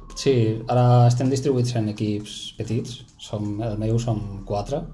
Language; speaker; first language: Catalan; non-native, local second language; Spanish